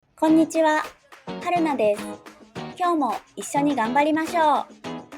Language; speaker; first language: Japanese; native; Japanese